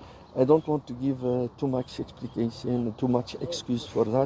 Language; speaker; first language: English; non-native, learner; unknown